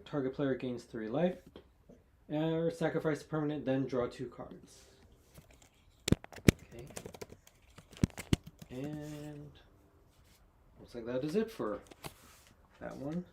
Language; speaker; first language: English; native; English